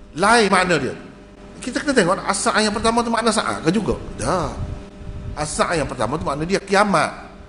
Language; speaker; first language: Malay; native; Malay